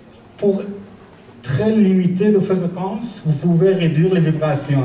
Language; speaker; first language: French; non-native, learner; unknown